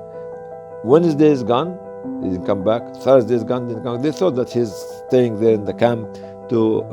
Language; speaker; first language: English; non-native, fluent; Arabic